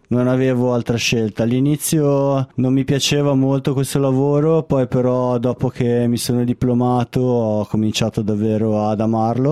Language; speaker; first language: Italian; native; Italian